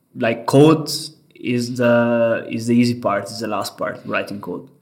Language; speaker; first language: English; non-native, fluent; Italian